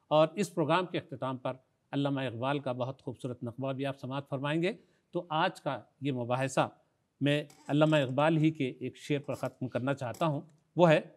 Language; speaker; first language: Urdu; native; Urdu